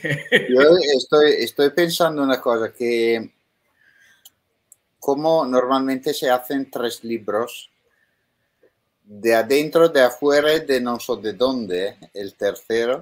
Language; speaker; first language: Spanish; non-native, fluent; Italian